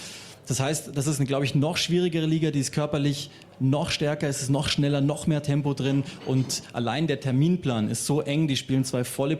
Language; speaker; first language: German; native; German